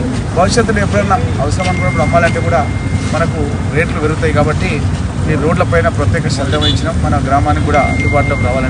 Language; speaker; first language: Telugu; native; Telugu